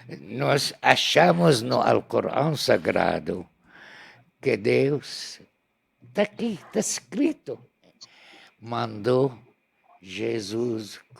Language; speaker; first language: Portuguese; non-native, learner; Arabic